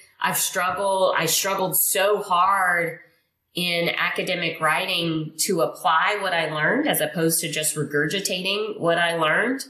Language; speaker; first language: English; non-native, fluent; Indonesian